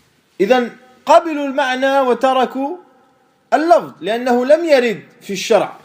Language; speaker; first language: Arabic; non-native, fluent; French